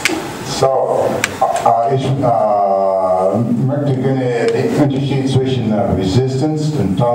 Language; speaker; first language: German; non-native, learner; English